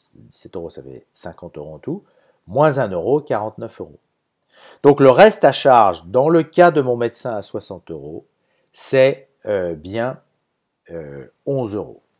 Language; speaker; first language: French; native; French